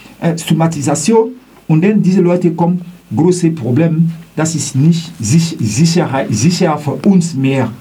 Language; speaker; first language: German; non-native, learner; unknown